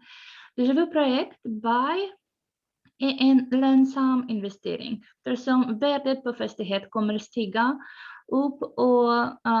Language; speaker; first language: Swedish; non-native, fluent; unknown